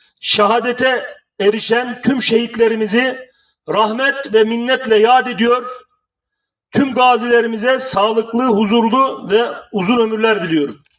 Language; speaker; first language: Turkish; native; Turkish